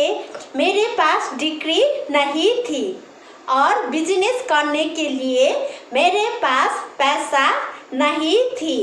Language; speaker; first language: Hindi; non-native, local second language; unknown